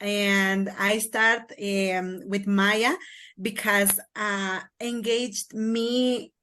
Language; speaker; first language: English; non-native, learner; Kaqchikel